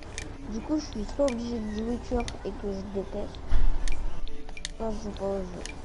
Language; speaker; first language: French; native; French